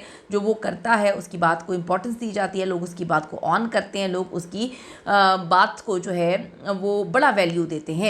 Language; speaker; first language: Urdu; native; Urdu